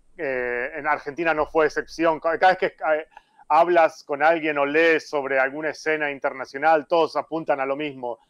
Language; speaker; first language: Spanish; native; Spanish